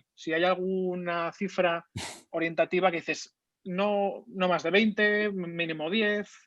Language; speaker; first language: Spanish; native; Spanish